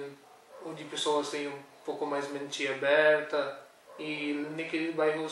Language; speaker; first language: Portuguese; non-native, learner; Urdu